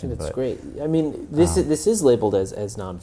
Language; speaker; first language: English; native; English